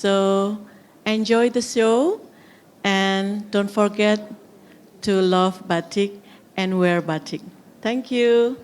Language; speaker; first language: English; non-native, fluent; Indonesian